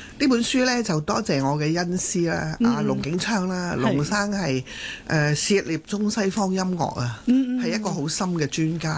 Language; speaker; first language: Cantonese; native; Cantonese